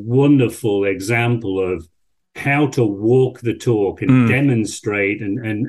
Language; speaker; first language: English; native; English